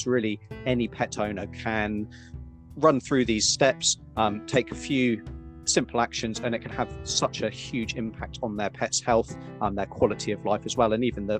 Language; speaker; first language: English; native; English